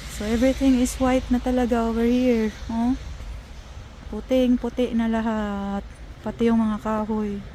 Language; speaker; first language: Filipino; native; Filipino